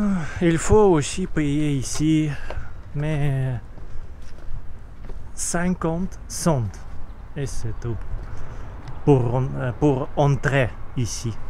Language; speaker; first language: French; non-native, learner; Russian